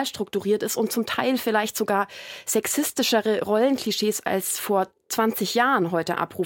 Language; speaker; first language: German; native; German